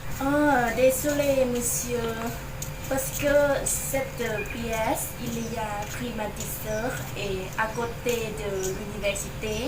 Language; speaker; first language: French; non-native, learner; Lao